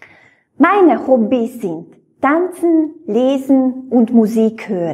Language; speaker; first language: German; non-native, fluent; Slovak